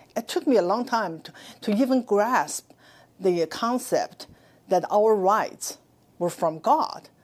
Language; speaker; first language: English; non-native, fluent; Chinese